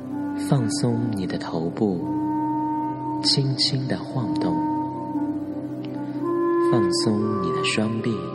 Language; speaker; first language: Chinese; native; Chinese